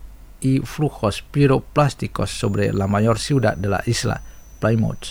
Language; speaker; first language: Spanish; non-native, fluent; Indonesian